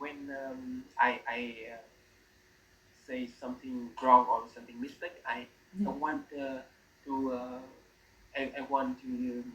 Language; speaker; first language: English; non-native, learner; Vietnamese